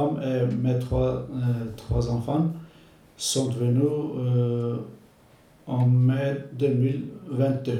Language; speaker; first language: French; non-native, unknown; Turkish